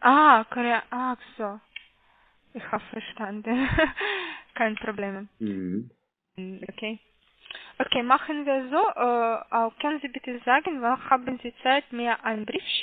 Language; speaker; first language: German; non-native, learner; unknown